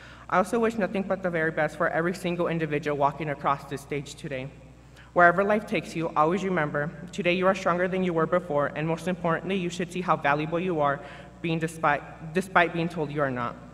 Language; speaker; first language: English; early bilingual, other home language; Spanish